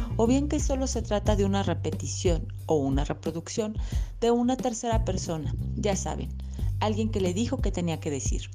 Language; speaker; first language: Spanish; native; Spanish